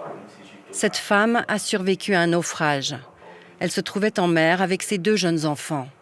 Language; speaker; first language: French; native; French